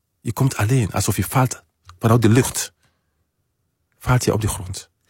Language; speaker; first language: Dutch; non-native, learner; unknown